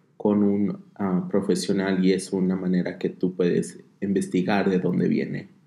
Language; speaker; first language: Spanish; early bilingual, heritage; Spanish